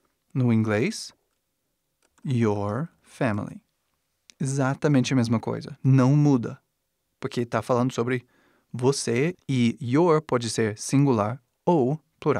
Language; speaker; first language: Portuguese; non-native, fluent; English